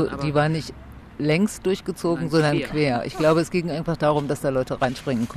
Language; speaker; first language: German; native; German